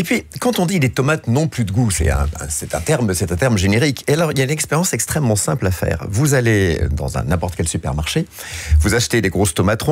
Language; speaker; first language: French; native; French